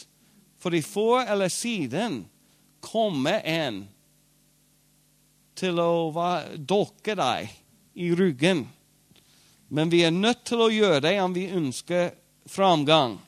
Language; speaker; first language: Swedish; non-native, fluent; English